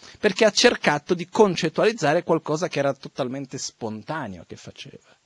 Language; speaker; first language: Italian; non-native, fluent; Portuguese